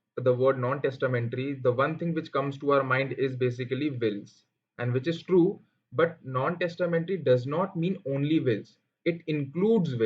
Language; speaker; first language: English; non-native, local second language; Hindi